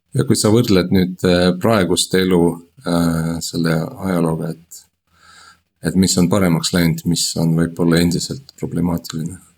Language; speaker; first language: Estonian; non-native, local second language; Russian